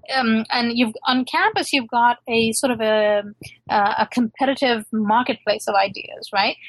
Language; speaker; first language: English; non-native, local second language; Urdu